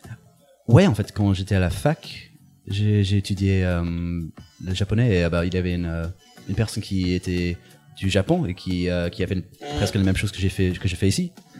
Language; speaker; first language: French; non-native, fluent; English